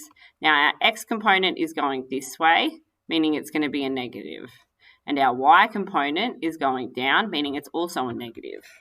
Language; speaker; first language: English; native; English